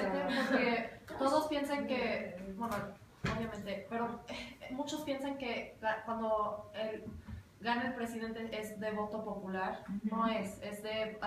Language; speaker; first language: Spanish; early bilingual, heritage; Spanish